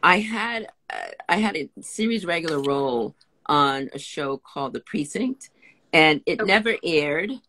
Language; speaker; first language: English; native; English